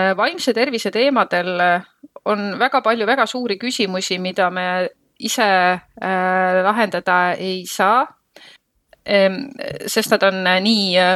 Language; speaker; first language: Estonian; native; Estonian